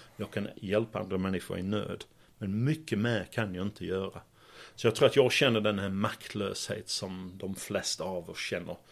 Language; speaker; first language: Swedish; non-native, fluent; English